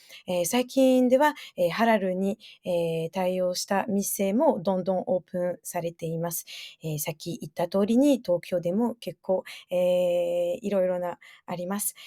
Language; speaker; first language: Japanese; non-native, fluent; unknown